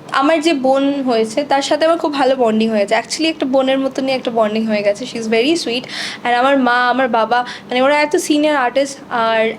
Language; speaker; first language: Bangla; native; Bangla